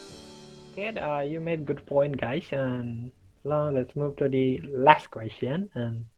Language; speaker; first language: English; non-native, learner; Indonesian